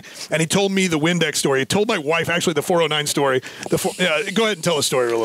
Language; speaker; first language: English; native; English